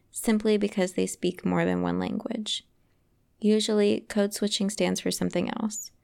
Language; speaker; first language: English; native; English